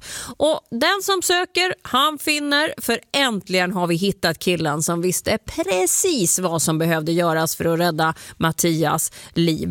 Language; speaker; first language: Swedish; native; Swedish